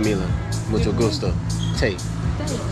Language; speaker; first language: Spanish; non-native, learner; English